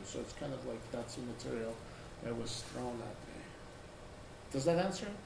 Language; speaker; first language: English; non-native, fluent; Russian